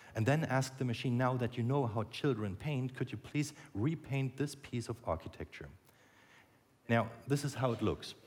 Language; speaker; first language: English; non-native, fluent; German